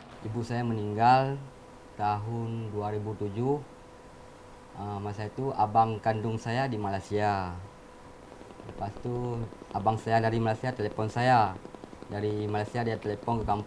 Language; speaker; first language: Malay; non-native, local second language; Achinese